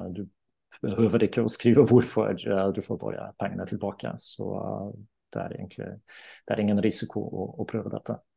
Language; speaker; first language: Norwegian; non-native, fluent; German